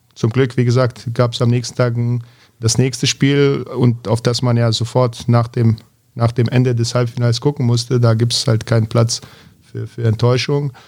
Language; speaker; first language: German; early bilingual, other home language; Bosnian